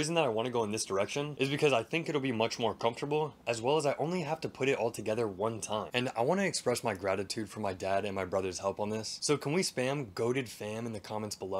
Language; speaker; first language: English; native; English